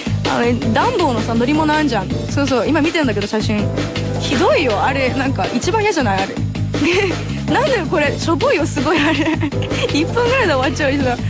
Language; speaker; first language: Japanese; early bilingual, heritage; Japanese